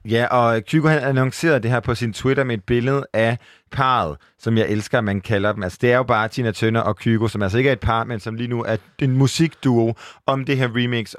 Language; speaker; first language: Danish; native; Danish